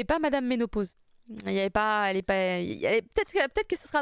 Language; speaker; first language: French; native; French